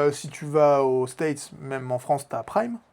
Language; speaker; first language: French; native; French